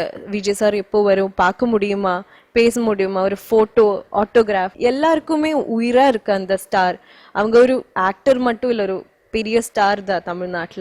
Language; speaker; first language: Tamil; non-native, learner; Malayalam